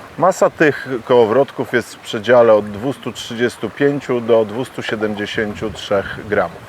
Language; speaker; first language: Polish; native; Polish